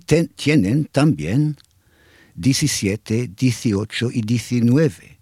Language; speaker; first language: Spanish; non-native, fluent; English